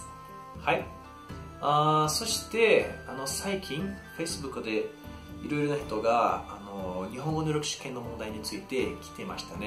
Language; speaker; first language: Japanese; non-native, fluent; Portuguese